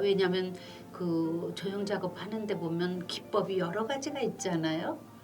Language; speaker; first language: Korean; native; Korean